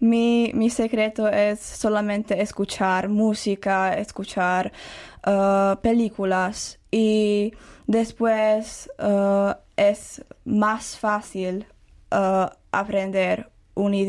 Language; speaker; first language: Spanish; non-native, learner; Czech